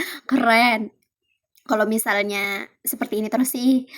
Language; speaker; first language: Indonesian; native; Indonesian